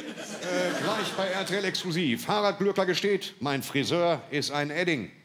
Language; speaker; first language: German; native; German